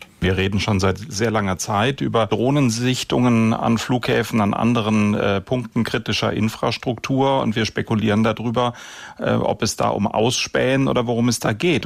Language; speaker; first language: German; native; German